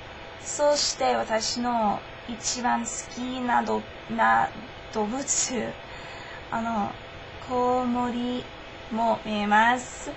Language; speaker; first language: Japanese; non-native, learner; English